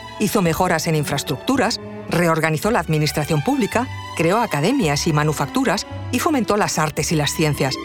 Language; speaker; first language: Spanish; native; Spanish